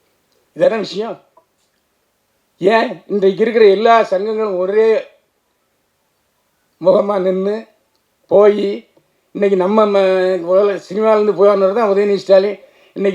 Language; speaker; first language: Tamil; native; Tamil